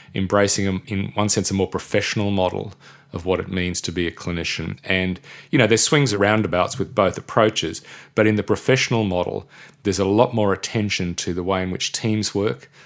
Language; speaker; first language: English; native; English